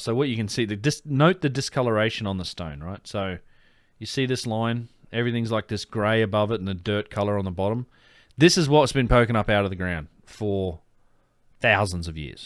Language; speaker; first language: English; native; English